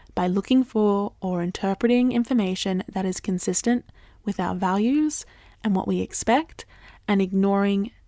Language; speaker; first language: English; native; English